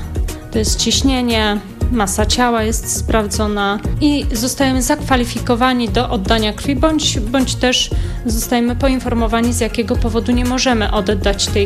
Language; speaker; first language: Polish; native; Polish